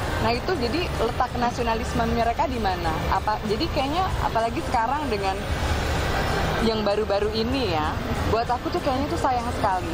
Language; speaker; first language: Indonesian; native; Indonesian